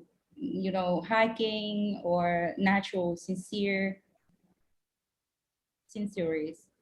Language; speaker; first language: English; non-native, fluent; Vietnamese